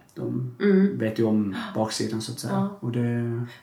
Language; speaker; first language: Swedish; native; Swedish